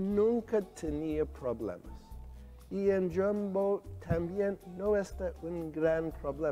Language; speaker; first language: Spanish; non-native, learner; English